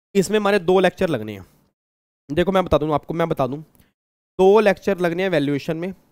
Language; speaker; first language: Hindi; native; Hindi